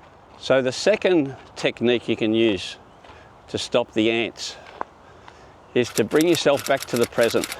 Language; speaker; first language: English; native; English